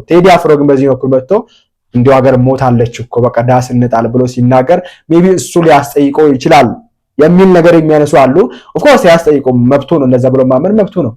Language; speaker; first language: Amharic; native; Amharic